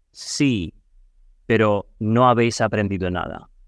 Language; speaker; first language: Spanish; non-native, fluent; Ukrainian